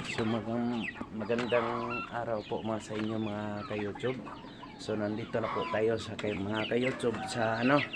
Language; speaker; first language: Filipino; non-native, local second language; Cebuano